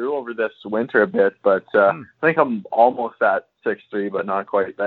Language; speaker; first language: English; native; English